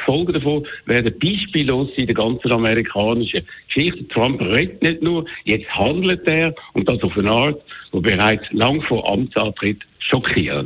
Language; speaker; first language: German; native; German